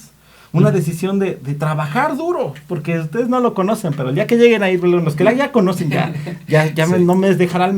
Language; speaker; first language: Spanish; native; Spanish